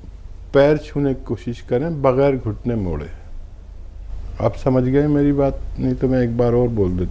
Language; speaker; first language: Hindi; native; Hindi